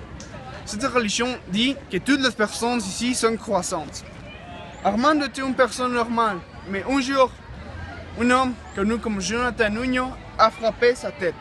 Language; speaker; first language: French; non-native, learner; Spanish